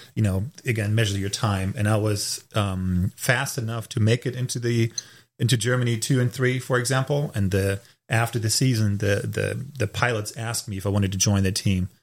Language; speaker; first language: English; non-native, fluent; German